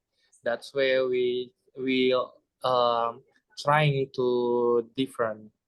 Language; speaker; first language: English; non-native, learner; Indonesian